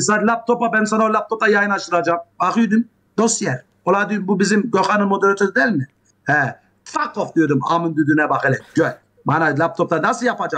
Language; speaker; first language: Turkish; early bilingual, heritage; Turkish